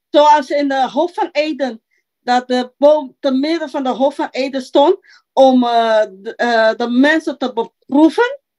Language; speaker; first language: Dutch; non-native, local second language; Papiamento